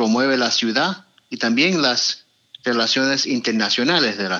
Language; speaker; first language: Spanish; early bilingual, heritage; Spanish